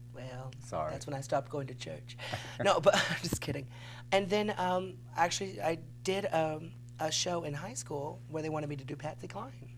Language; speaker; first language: English; native; English